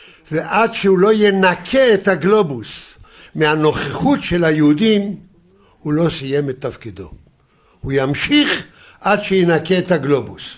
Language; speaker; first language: Hebrew; early bilingual, other home language; Yiddish